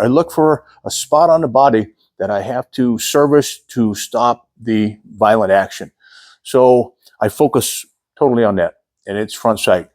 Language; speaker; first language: English; native; English